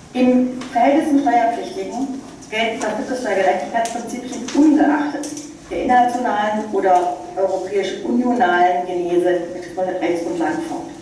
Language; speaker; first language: German; native; German